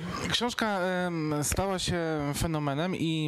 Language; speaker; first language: Polish; native; Polish